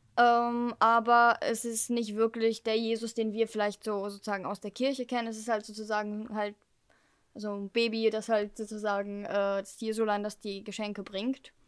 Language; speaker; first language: German; early bilingual, heritage; German